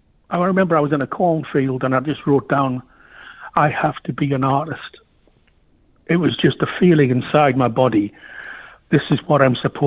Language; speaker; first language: English; native; English